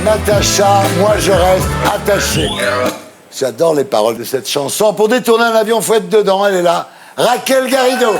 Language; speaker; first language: French; native; French